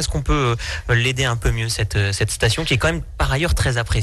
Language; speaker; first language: French; native; French